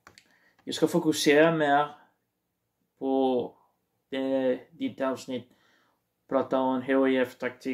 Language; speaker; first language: Swedish; non-native, learner; Portuguese